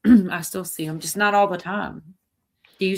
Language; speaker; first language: English; native; English